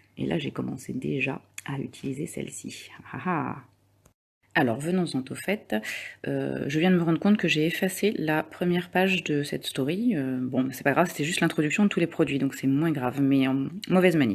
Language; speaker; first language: French; native; French